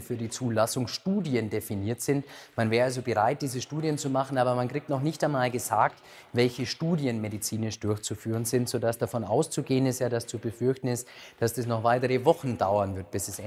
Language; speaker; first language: German; native; German